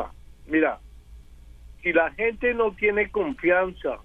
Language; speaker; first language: Spanish; early bilingual, other home language; English